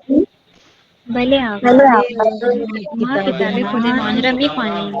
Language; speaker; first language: Persian; non-native, learner; Urdu